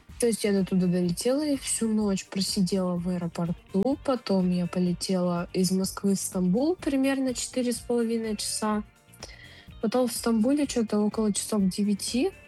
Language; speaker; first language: Russian; native; Russian